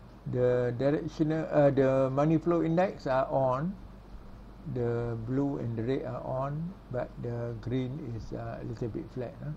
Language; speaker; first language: English; non-native, local second language; Malay